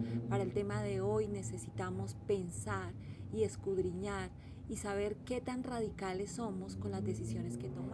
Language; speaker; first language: Spanish; native; Spanish